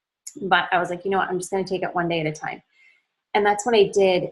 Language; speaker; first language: English; native; English